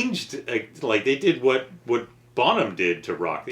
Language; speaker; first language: English; native; English